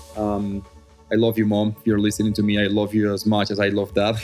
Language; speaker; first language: English; non-native, fluent; Spanish